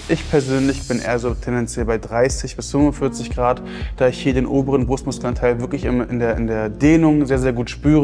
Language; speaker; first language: German; native; German